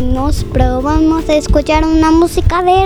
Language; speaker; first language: Spanish; early bilingual, other home language; French